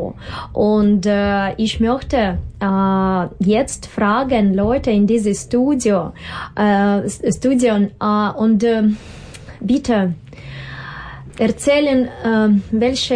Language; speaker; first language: German; non-native, learner; Russian